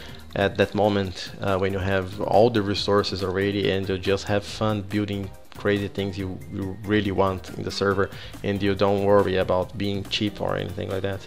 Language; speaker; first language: English; non-native, fluent; Portuguese